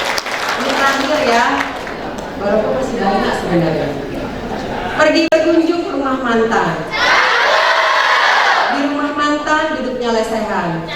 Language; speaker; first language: Indonesian; native; Indonesian